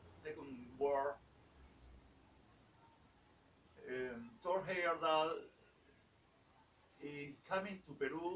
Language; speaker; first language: English; non-native, learner; Spanish